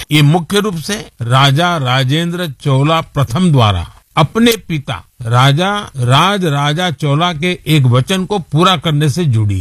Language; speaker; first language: Hindi; non-native, local second language; Gujarati